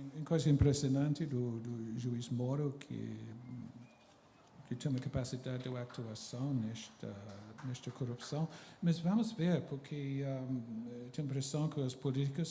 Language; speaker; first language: Portuguese; non-native, fluent; English